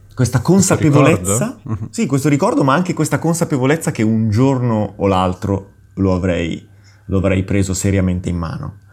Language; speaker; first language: Italian; native; Italian